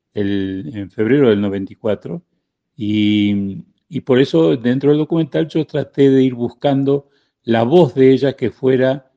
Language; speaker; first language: Spanish; native; Spanish